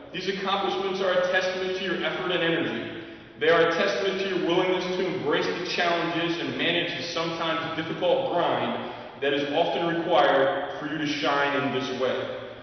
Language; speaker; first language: English; native; English